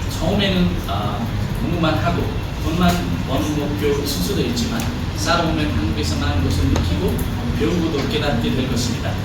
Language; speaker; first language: Korean; non-native, fluent; Nepali